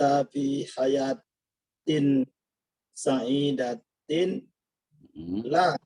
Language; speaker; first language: Arabic; non-native, learner; Indonesian